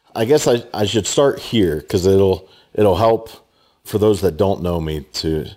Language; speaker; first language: English; native; English